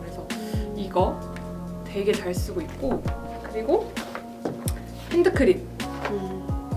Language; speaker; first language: Korean; native; Korean